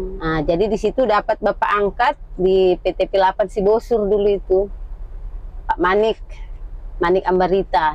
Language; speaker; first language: Indonesian; native; Indonesian